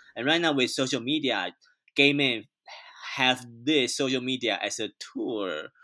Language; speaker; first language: English; non-native, fluent; Chinese